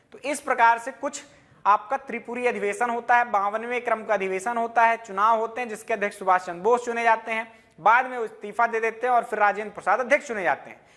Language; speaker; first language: Hindi; native; Hindi